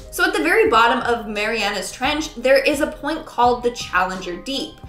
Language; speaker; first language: English; native; English